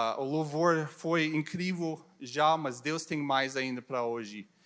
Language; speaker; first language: Portuguese; non-native, learner; English